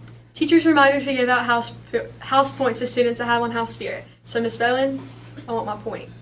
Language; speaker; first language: English; native; English